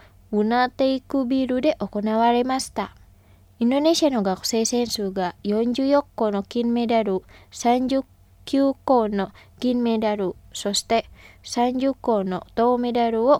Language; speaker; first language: Japanese; non-native, fluent; Indonesian